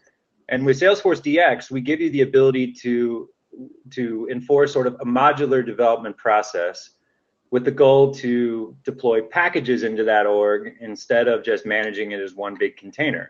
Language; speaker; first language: English; native; English